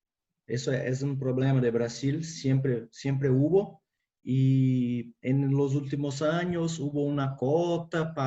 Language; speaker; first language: Spanish; non-native, fluent; Portuguese